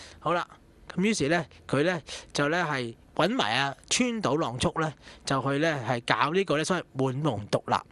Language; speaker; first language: Cantonese; native; Cantonese